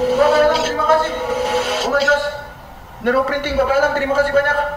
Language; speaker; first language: Indonesian; native; Indonesian